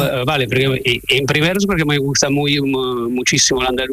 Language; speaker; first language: Spanish; non-native, learner; Italian